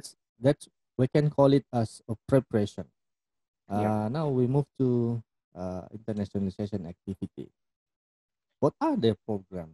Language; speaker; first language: English; non-native, fluent; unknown